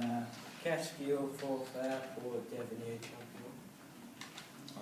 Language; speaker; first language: French; non-native, learner; English